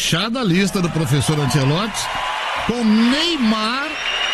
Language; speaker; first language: Portuguese; native; Portuguese